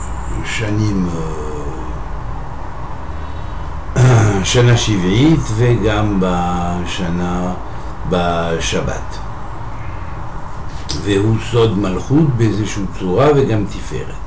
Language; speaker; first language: Hebrew; non-native, fluent; French